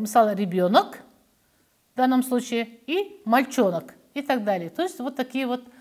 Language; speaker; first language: Russian; non-native, local second language; Kazakh